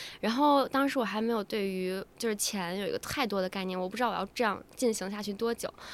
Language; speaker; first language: Chinese; native; Chinese